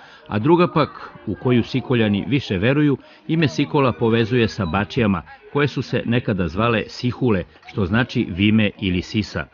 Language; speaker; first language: Serbian; native; Serbian